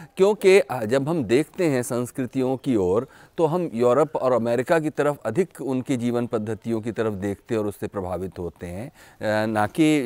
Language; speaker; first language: Hindi; native; Hindi